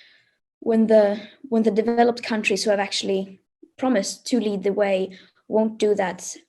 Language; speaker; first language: English; non-native, fluent; Swedish